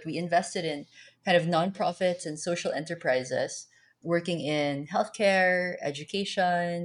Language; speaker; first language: English; non-native, local second language; Filipino